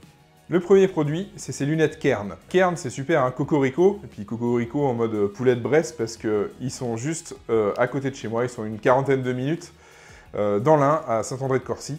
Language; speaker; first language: French; native; French